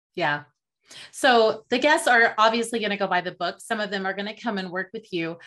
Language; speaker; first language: English; native; English